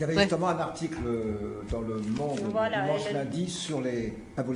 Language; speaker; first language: French; native; French